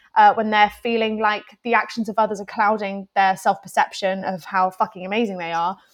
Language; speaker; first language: English; native; English